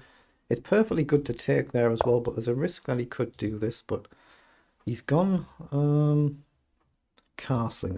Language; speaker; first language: English; native; English